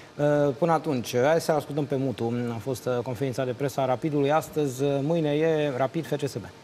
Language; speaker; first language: Romanian; native; Romanian